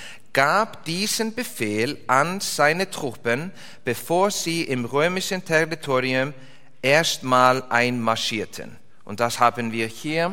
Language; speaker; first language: German; non-native, learner; English